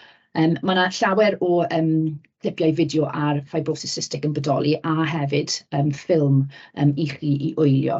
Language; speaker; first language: Welsh; native; Welsh